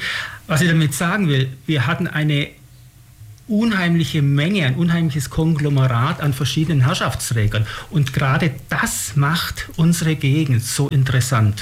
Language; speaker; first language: German; native; German